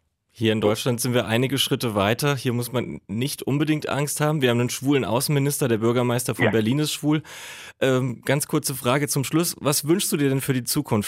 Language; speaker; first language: German; native; German